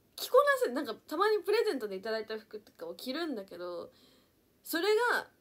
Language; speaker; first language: Japanese; native; Japanese